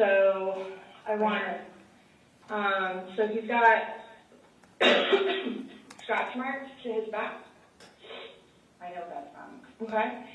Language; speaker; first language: English; native; English